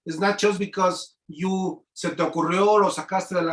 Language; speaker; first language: Spanish; native; Spanish